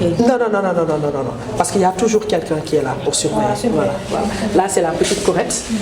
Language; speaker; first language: French; non-native, local second language; Wolof